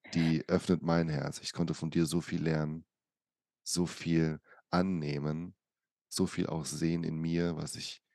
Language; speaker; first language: German; early bilingual, other home language; Portuguese